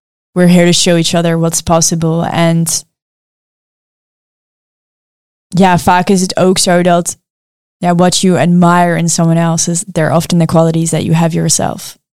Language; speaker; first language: English; early bilingual, other home language; Dutch